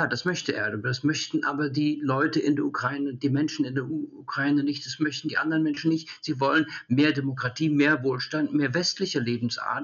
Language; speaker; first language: German; early bilingual, heritage; German